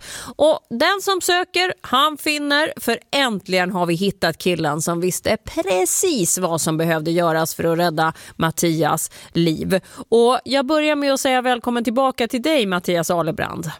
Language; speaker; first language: Swedish; native; Swedish